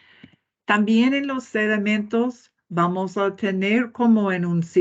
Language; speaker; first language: Spanish; non-native, fluent; English